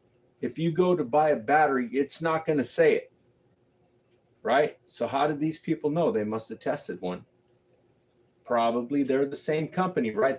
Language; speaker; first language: English; native; English